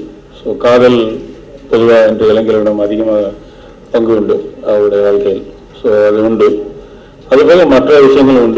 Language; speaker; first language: Tamil; native; Tamil